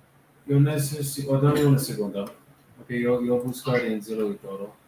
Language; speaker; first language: Spanish; non-native, learner; English